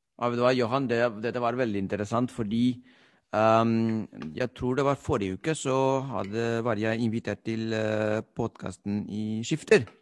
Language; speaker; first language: Norwegian; non-native, fluent; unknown